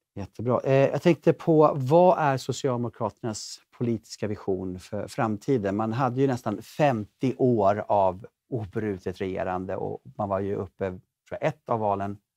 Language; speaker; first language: Swedish; native; Swedish